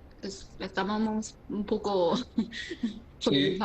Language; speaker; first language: Spanish; non-native, fluent; Chinese